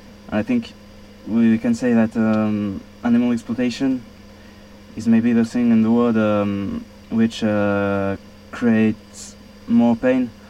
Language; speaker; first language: English; non-native, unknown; French